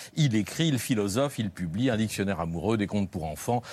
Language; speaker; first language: French; native; French